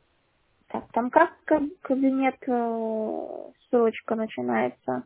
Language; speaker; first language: Russian; native; Russian